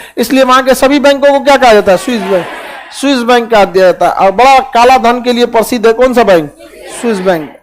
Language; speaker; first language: Hindi; native; Hindi